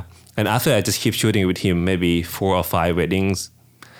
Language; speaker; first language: English; non-native, fluent; Thai